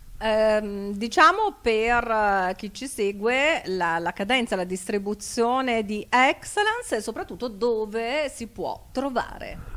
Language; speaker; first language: Italian; native; Italian